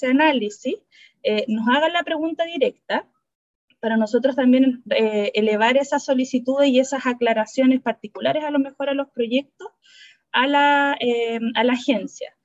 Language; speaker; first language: Spanish; native; Spanish